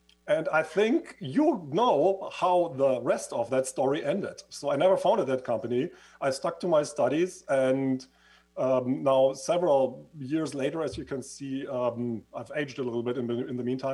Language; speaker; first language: English; non-native, fluent; German